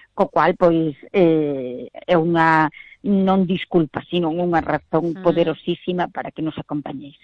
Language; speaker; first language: Galician; native; Galician